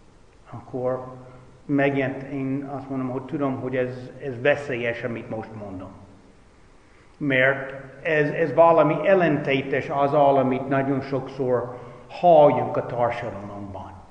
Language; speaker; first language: Hungarian; non-native, fluent; English